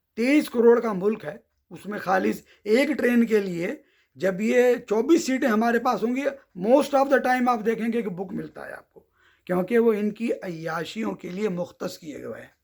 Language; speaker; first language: Urdu; native; Urdu